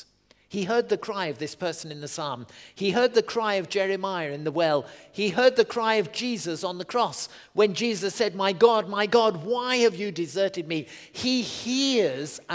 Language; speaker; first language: English; native; English